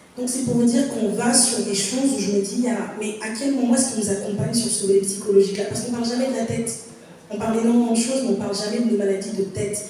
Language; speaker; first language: French; native; French